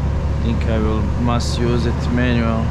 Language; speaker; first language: English; non-native, fluent; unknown